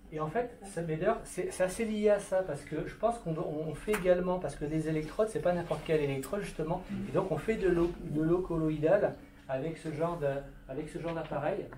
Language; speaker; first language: French; native; French